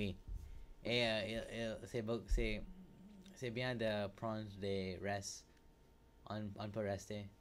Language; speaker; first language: French; non-native, learner; English